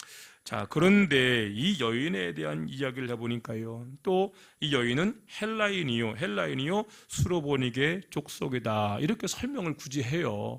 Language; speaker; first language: Korean; native; Korean